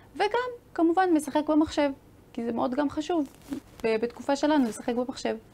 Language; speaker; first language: Hebrew; native; Hebrew